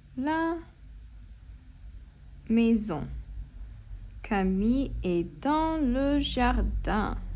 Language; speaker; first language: French; non-native, fluent; English